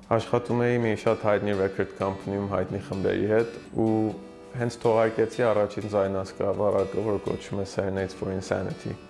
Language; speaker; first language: Armenian; early bilingual, heritage; Armenian